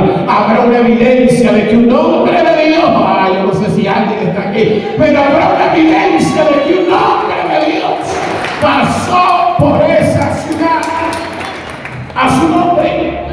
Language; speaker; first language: Spanish; native; Spanish